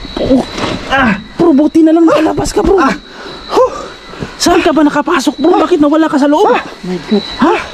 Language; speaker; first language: Filipino; native; Filipino